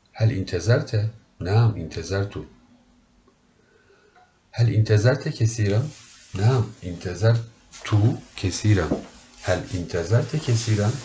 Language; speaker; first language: Arabic; non-native, learner; Turkish